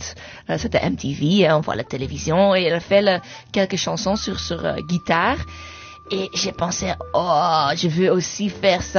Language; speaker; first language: French; non-native, learner; English